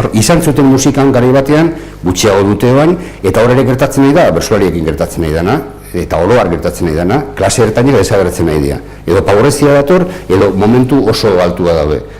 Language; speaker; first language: Basque; native; Basque